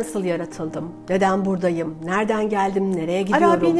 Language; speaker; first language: Turkish; native; Turkish